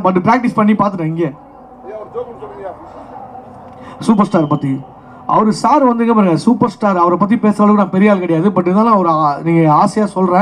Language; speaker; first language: Tamil; native; Tamil